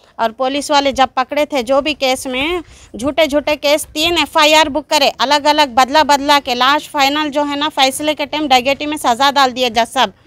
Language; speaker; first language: Hindi; non-native, local second language; Urdu